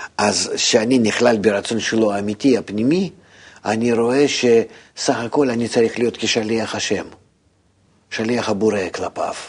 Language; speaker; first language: Hebrew; non-native, fluent; Russian